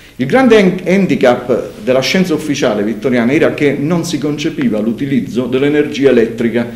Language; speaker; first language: Italian; native; Italian